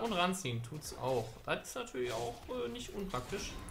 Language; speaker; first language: German; native; German